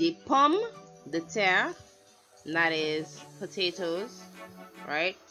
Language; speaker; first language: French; non-native, fluent; English